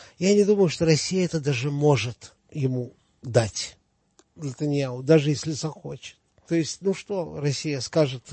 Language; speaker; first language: Russian; native; Russian